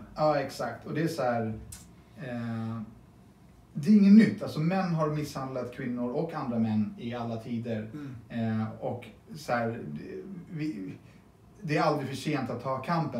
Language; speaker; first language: Swedish; native; Swedish